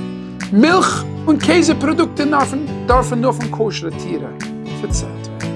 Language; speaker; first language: German; non-native, fluent; English